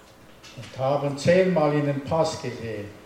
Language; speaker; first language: German; non-native, learner; Romanian